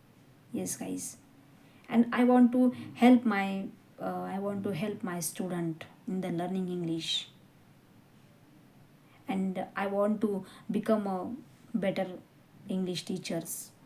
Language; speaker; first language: English; non-native, learner; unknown